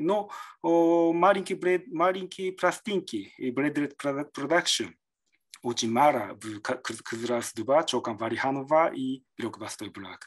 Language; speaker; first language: Russian; non-native, learner; Japanese